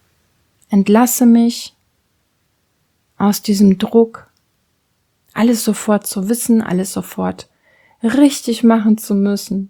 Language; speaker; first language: German; native; German